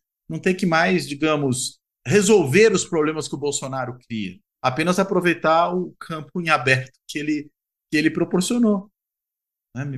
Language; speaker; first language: Portuguese; native; Portuguese